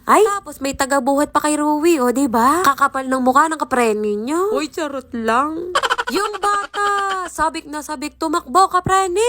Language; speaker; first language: Filipino; native; Filipino